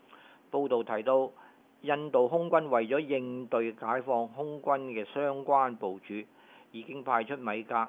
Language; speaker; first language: Chinese; non-native, local second language; Cantonese